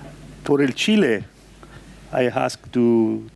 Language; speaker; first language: Spanish; non-native, learner; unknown